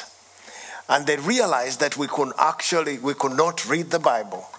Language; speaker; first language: English; non-native, local second language; Ganda